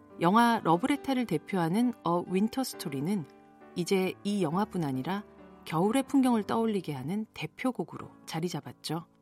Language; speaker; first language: Korean; native; Korean